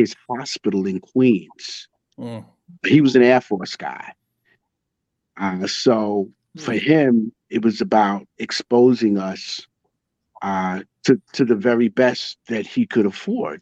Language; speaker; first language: English; native; English